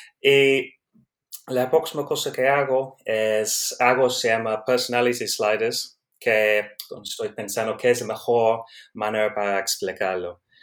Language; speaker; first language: Spanish; non-native, learner; English